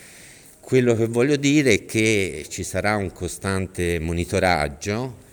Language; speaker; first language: Italian; native; Italian